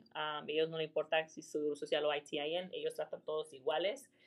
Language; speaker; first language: Spanish; early bilingual, heritage; Spanish